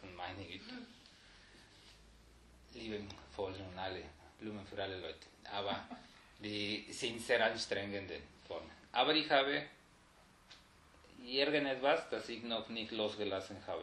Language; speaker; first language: German; non-native, fluent; Spanish